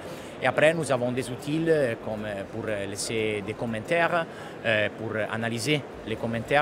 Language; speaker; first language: French; non-native, fluent; Italian